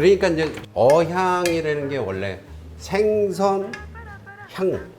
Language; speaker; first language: Korean; native; Korean